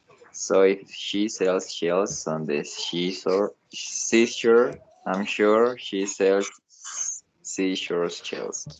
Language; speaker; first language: English; non-native, learner; Spanish